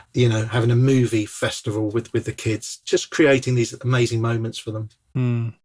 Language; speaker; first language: English; native; English